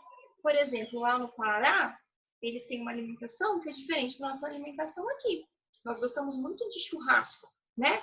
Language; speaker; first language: Portuguese; native; Portuguese